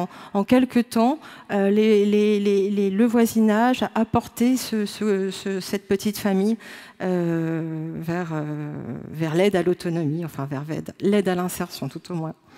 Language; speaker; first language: French; native; French